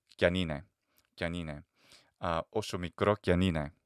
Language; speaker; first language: Greek; non-native, learner; English